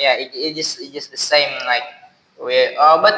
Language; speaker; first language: English; non-native, learner; Indonesian